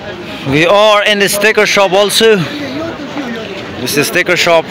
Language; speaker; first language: English; non-native, fluent; Persian